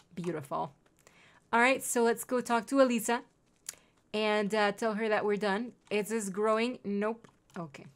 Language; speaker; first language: English; non-native, fluent; Spanish